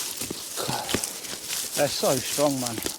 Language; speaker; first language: English; native; English